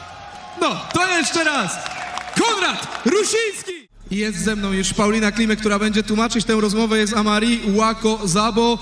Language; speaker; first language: Polish; native; Polish